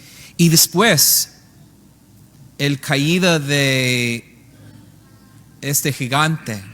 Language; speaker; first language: Spanish; non-native, learner; English